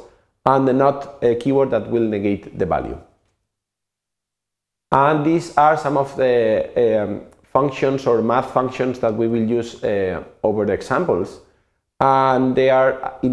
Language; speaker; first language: English; non-native, fluent; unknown